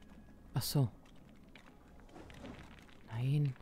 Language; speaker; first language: German; native; German